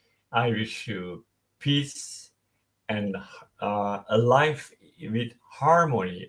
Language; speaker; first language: English; non-native, fluent; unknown